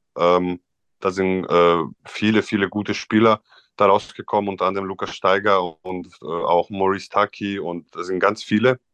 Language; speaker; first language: German; non-native, fluent; Serbian